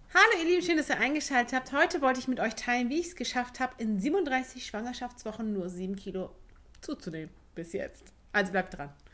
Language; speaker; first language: German; early bilingual, other home language; Turkish